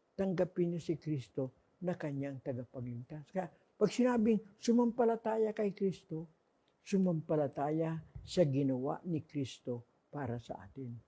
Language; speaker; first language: Filipino; non-native, local second language; Cebuano